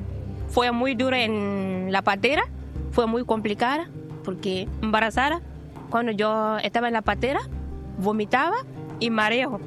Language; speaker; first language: Spanish; non-native, learner; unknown